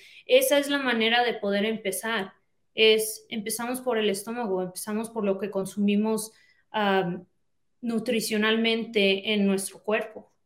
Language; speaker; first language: Spanish; early bilingual, heritage; Spanish